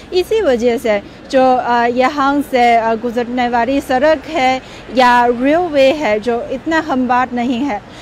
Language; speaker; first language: Urdu; non-native, fluent; Chinese